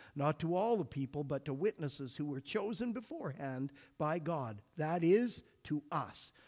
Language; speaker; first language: English; native; English